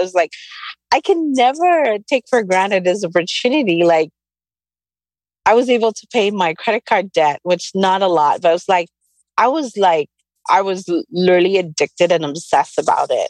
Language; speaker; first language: English; non-native, local second language; Cebuano